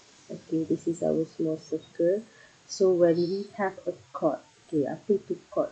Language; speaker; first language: English; non-native, local second language; Malay